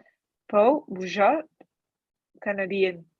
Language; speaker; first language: French; non-native, learner; Chinese